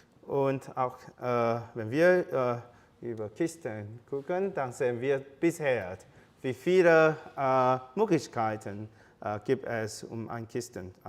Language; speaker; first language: German; non-native, fluent; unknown